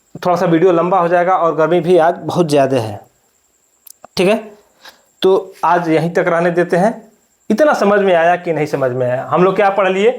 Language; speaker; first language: Hindi; native; Hindi